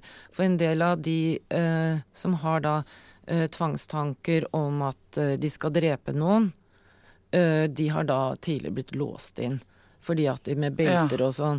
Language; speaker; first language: Norwegian; native; Norwegian